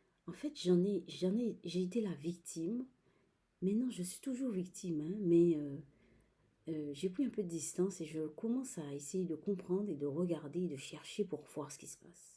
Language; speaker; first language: French; native; French